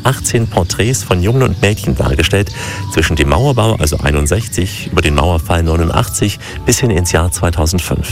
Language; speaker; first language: German; native; German